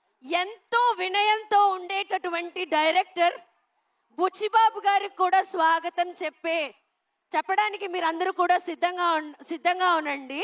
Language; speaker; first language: Telugu; native; Telugu